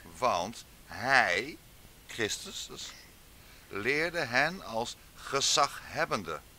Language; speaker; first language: Dutch; native; Dutch